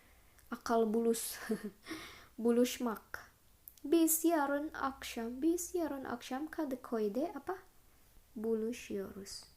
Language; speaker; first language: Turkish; non-native, fluent; Indonesian